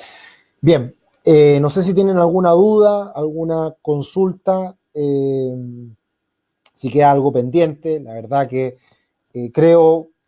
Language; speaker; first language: Spanish; native; Spanish